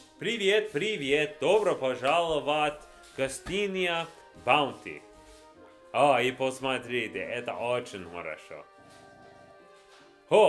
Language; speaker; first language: Russian; non-native, learner; English